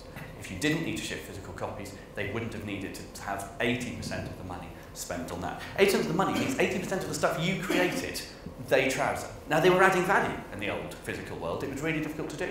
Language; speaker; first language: English; native; English